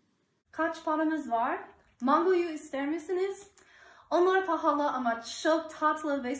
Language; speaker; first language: Turkish; non-native, learner; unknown